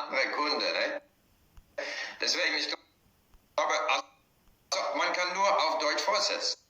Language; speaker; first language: German; non-native, learner; English